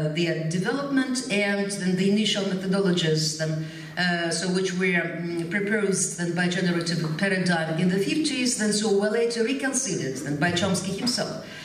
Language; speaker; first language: English; non-native, fluent; Ukrainian